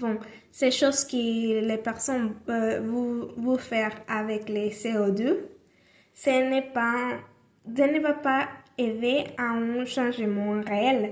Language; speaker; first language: French; non-native, learner; Spanish